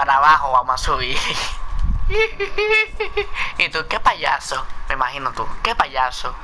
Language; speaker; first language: Spanish; native; Spanish